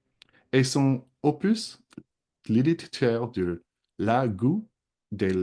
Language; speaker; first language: French; non-native, local second language; English